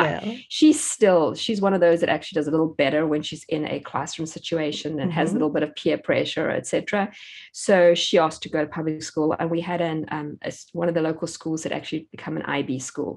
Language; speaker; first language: English; native; English